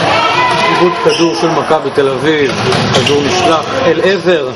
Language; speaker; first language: Hebrew; native; Hebrew